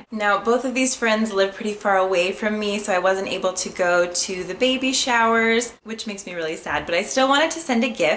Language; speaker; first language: English; native; English